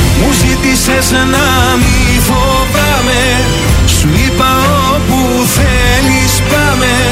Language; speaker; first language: Greek; native; Greek